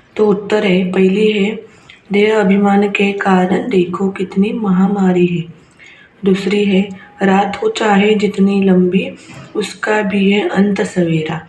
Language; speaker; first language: Hindi; non-native, local second language; Marathi